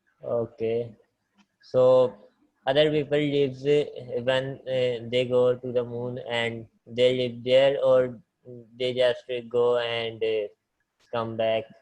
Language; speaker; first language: English; non-native, learner; Punjabi